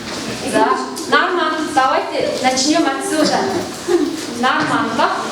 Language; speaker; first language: Russian; non-native, fluent; Mongolian